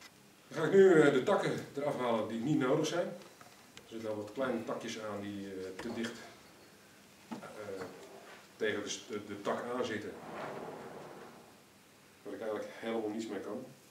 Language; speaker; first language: Dutch; native; Dutch